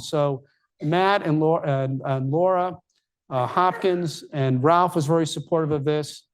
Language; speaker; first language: English; native; English